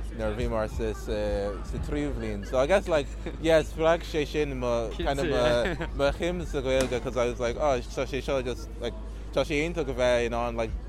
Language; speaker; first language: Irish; non-native, local second language; English